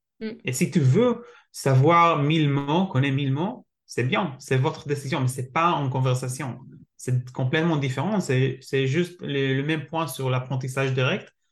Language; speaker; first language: French; non-native, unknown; Hebrew